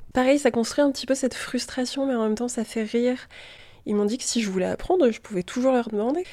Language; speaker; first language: French; native; French